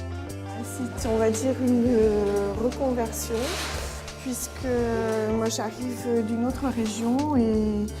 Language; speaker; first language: French; native; French